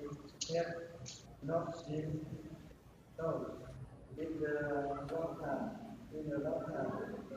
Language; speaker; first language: English; non-native, learner; Vietnamese